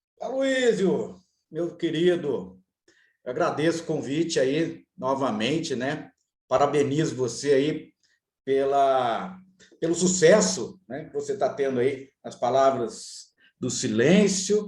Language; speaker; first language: Portuguese; native; Portuguese